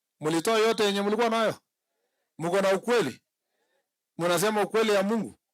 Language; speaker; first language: Swahili; non-native, local second language; Kalenjin